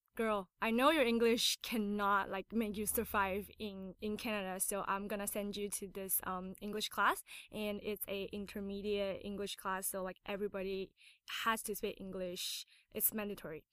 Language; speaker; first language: English; non-native, fluent; Chinese